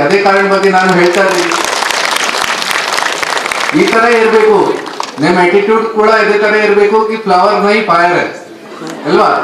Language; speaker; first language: Kannada; non-native, local second language; Hindi